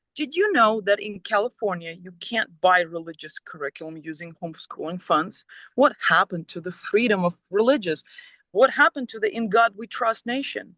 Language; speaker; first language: English; non-native, fluent; Ukrainian